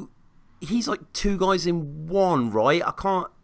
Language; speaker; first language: English; native; English